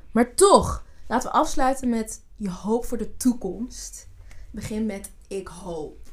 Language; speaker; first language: Dutch; early bilingual, other home language; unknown